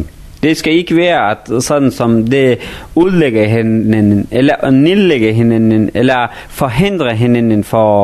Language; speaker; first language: Danish; non-native, fluent; Persian